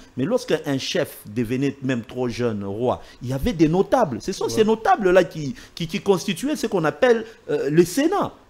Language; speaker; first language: French; non-native, local second language; Swahili